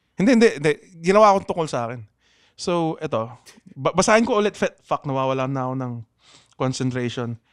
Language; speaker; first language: Filipino; non-native, local second language; Pangasinan